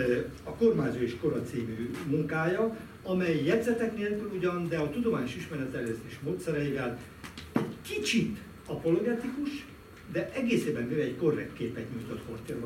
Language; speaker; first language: Hungarian; native; Hungarian